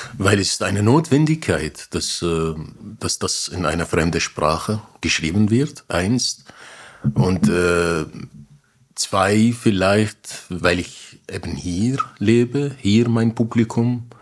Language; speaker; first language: German; non-native, fluent; Arabic